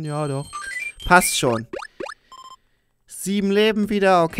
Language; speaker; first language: German; native; German